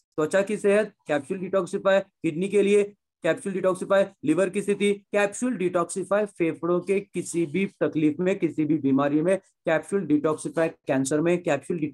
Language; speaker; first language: Hindi; non-native, local second language; Marathi